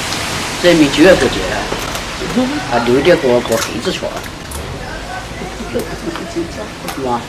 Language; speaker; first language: Chinese; native; Chinese